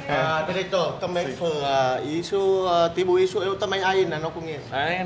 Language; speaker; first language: Portuguese; non-native, learner; Vietnamese